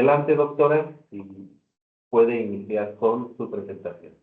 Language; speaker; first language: Spanish; native; Spanish